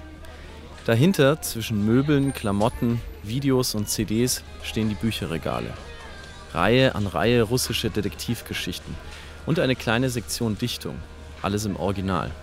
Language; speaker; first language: German; native; German